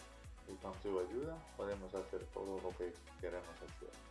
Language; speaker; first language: Spanish; non-native, learner; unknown